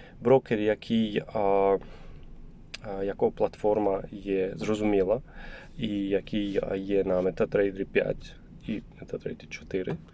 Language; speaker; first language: Ukrainian; non-native, learner; Polish